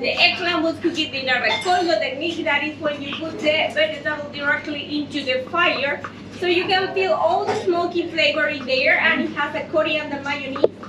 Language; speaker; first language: English; non-native, fluent; Spanish